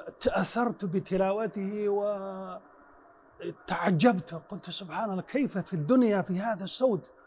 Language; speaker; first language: Arabic; non-native, fluent; Chinese